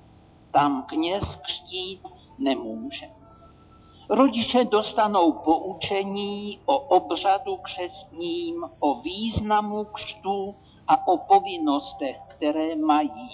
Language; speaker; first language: Czech; native; Czech